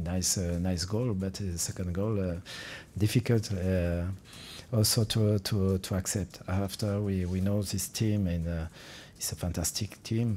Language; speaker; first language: English; non-native, fluent; French